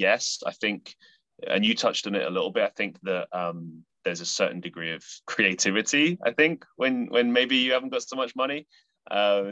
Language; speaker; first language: English; native; English